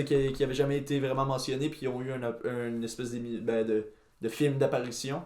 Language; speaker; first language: French; native; French